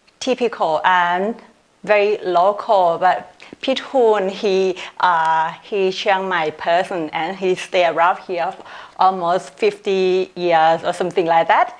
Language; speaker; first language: English; non-native, local second language; Thai